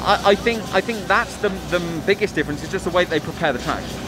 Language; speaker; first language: English; native; English